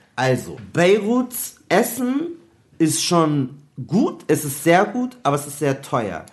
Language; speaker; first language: German; early bilingual, other home language; Arabic